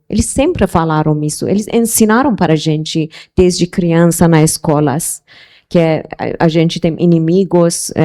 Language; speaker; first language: Portuguese; non-native, fluent; Persian